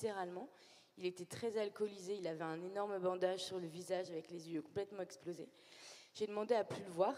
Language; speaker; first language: French; native; French